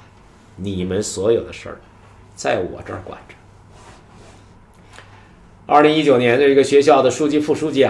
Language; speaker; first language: Chinese; native; Chinese